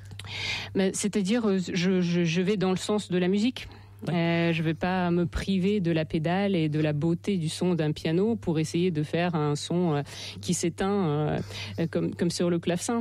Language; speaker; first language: French; non-native, fluent; Russian